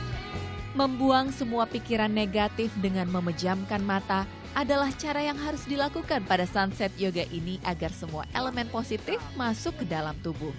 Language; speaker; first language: Indonesian; native; Indonesian